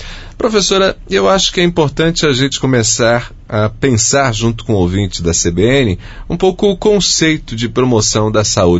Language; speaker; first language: Portuguese; native; Portuguese